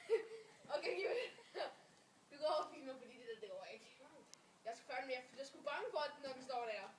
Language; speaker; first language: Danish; native; Danish